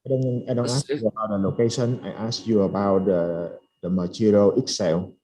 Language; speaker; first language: English; non-native, fluent; Vietnamese